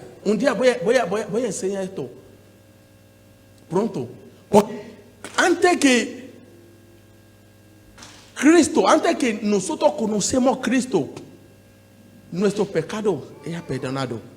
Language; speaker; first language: Spanish; non-native, learner; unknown